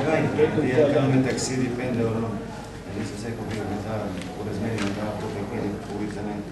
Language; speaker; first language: Greek; non-native, fluent; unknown